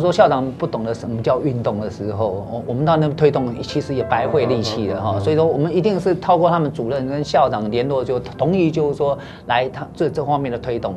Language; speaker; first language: Chinese; native; Chinese